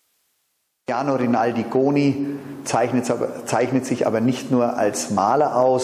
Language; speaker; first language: German; native; German